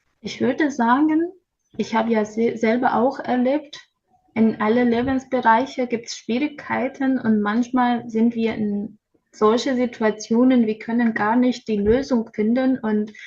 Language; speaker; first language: German; non-native, learner; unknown